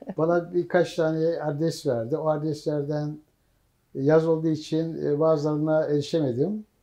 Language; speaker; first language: Turkish; native; Turkish